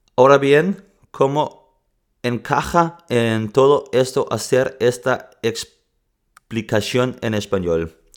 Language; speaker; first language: Spanish; non-native, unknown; Danish